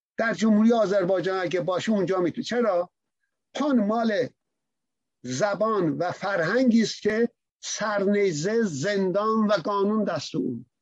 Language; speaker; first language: Persian; native; Persian